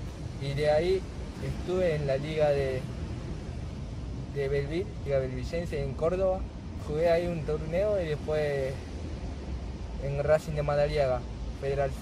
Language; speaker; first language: Spanish; non-native, fluent; Japanese